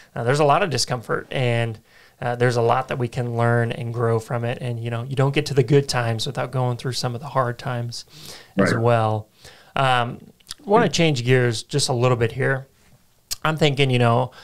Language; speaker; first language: English; native; English